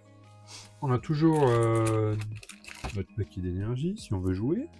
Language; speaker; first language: French; native; French